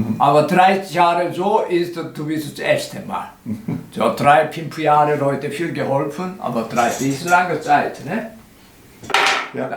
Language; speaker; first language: German; non-native, learner; Korean